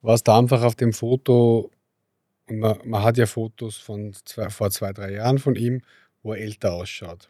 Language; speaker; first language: German; native; German